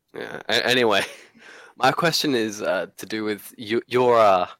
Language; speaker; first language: English; non-native, local second language; Cantonese